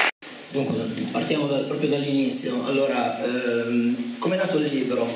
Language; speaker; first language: Italian; native; Italian